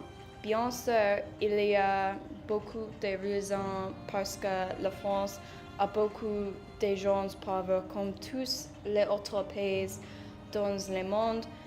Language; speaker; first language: French; non-native, learner; English